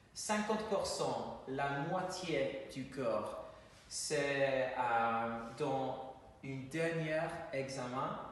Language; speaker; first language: French; non-native, fluent; English